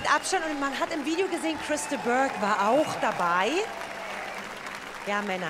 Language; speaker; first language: German; native; German